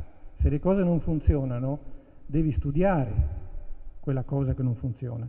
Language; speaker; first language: Italian; native; Italian